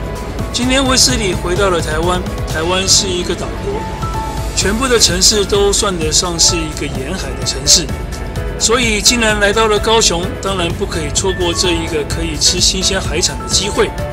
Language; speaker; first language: Chinese; native; Chinese